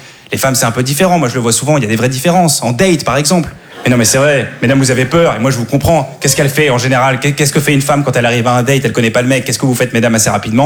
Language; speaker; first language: French; native; French